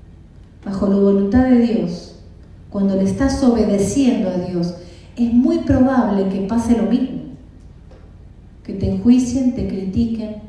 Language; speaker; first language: Spanish; native; Spanish